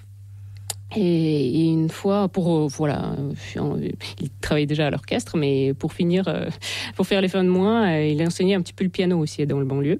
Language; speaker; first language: French; non-native, fluent; Russian